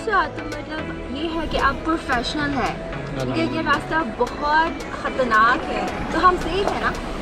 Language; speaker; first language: Hindi; non-native, fluent; Chinese